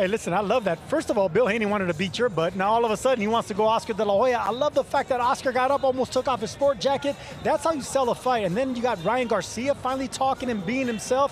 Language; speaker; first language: English; native; English